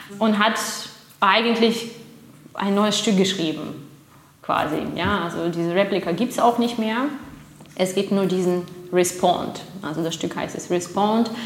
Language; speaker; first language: German; non-native, fluent; Russian